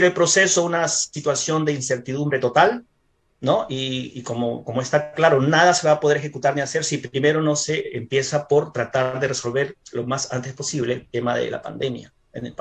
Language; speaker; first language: Spanish; native; Spanish